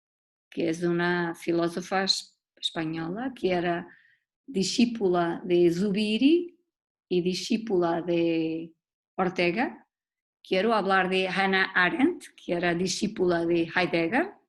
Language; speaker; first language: Spanish; non-native, learner; Portuguese